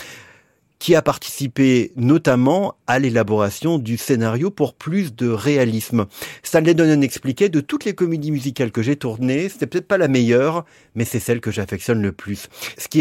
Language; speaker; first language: French; native; French